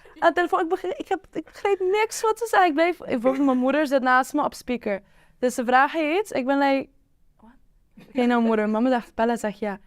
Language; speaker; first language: Dutch; non-native, local second language; Papiamento